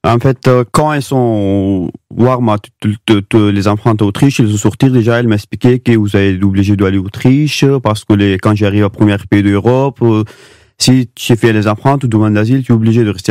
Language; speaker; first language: French; non-native, learner; Pashto